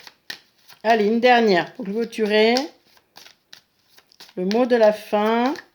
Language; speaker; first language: French; native; French